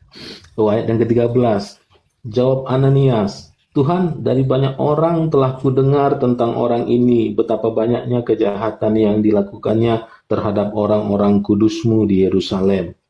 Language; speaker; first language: Indonesian; native; Indonesian